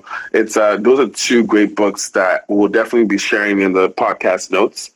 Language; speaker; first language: English; non-native, local second language; Igbo